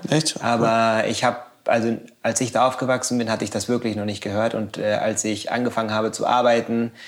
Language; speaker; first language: German; non-native, fluent; Spanish